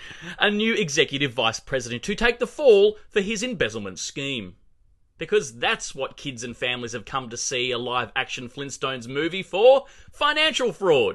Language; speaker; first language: English; native; English